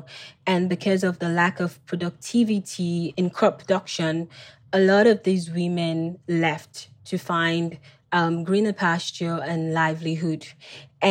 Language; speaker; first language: English; non-native, local second language; Krio